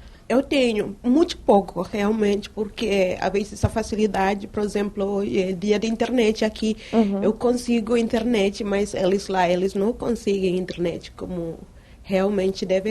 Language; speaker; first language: Portuguese; non-native, fluent; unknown